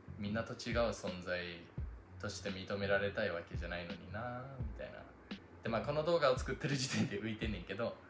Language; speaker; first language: Japanese; non-native, fluent; English